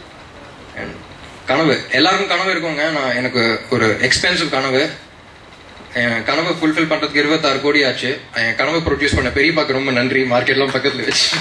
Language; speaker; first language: Tamil; non-native, local second language; Telugu